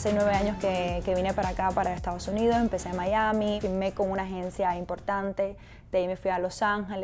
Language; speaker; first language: Spanish; native; Spanish